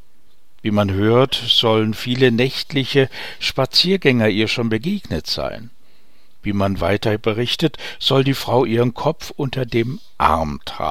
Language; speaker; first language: German; native; German